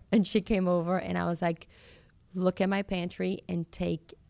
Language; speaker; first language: English; non-native, fluent; Portuguese